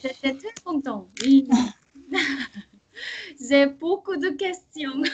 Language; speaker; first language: French; non-native, learner; Korean